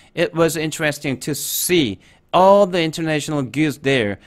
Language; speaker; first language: English; non-native, fluent; Korean